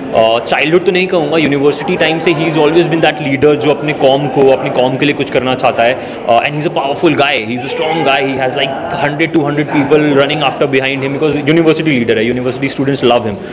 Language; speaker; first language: Hindi; native; Hindi